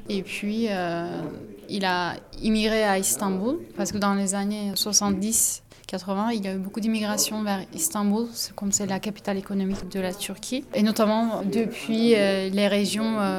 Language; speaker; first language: French; non-native, fluent; Turkish